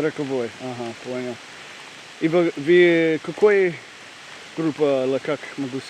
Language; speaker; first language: Russian; non-native, learner; English